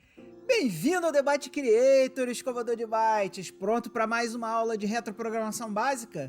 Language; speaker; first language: Portuguese; native; Portuguese